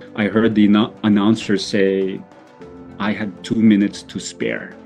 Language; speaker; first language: Filipino; native; Filipino